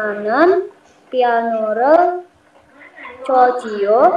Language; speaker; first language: Korean; non-native, learner; Indonesian